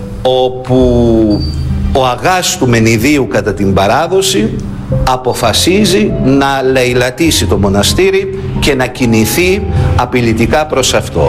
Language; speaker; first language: Greek; native; Greek